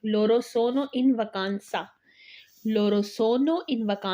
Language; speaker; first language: Italian; non-native, learner; Urdu